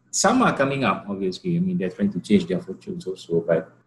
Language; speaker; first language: English; non-native, local second language; Malay